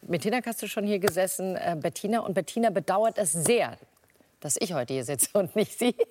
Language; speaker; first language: German; native; German